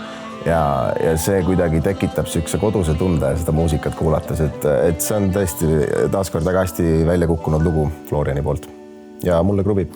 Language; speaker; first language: Estonian; native; Estonian